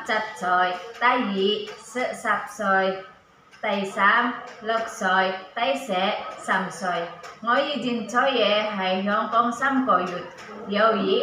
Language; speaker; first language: Cantonese; non-native, learner; Indonesian